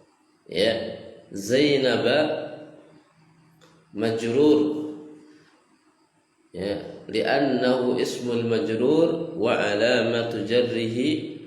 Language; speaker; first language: Arabic; non-native, fluent; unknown